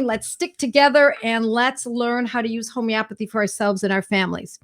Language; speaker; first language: English; native; English